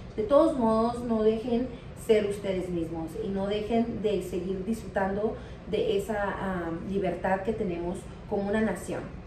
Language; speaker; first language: Spanish; early bilingual, heritage; Spanish